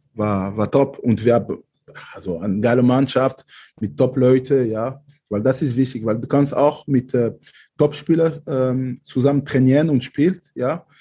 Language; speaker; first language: German; non-native, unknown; French